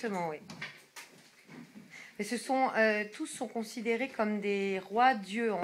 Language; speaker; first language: French; native; French